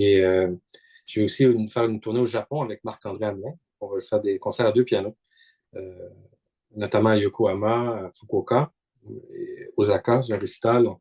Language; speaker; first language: French; native; French